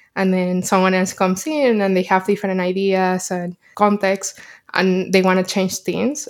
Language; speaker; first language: English; non-native, fluent; Spanish